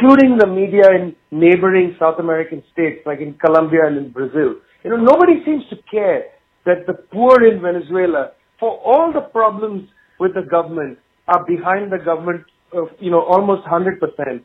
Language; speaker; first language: English; non-native, local second language; Bangla